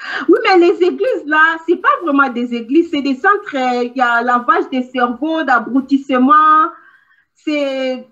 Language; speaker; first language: French; non-native, local second language; Lingala